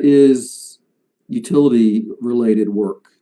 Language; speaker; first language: English; native; English